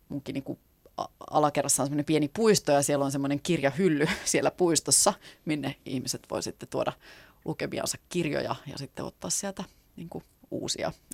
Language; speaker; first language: Finnish; native; Finnish